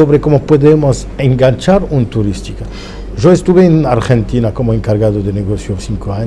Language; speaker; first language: Spanish; non-native, fluent; Arabic